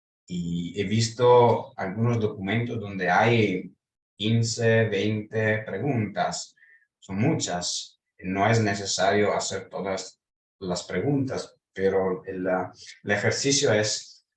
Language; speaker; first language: Spanish; non-native, fluent; Italian